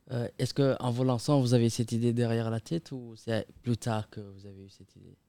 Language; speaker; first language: French; native; French